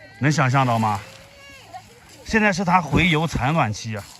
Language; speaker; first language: Chinese; native; Chinese